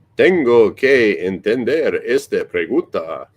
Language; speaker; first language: Spanish; non-native, learner; English